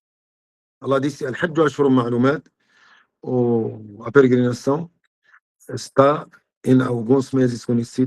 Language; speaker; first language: Portuguese; non-native, fluent; Arabic